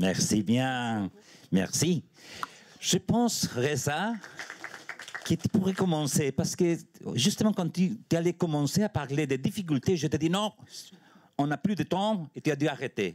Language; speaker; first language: French; non-native, learner; Spanish